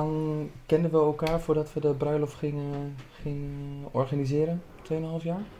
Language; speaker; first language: Dutch; early bilingual, other home language; Bosnian